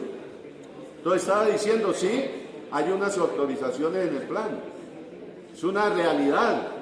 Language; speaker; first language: Spanish; native; Spanish